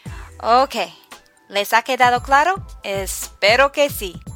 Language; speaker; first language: Spanish; non-native, fluent; English